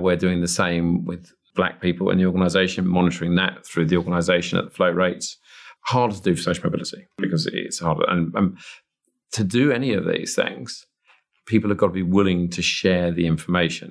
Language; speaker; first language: English; native; English